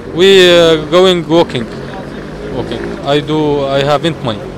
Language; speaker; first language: English; non-native, learner; Arabic